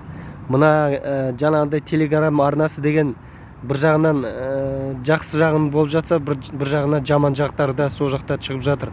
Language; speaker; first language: Kazakh; native; Kazakh